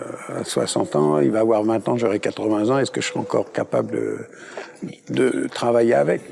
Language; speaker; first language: French; native; French